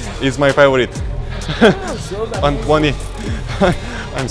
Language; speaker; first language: English; non-native, learner; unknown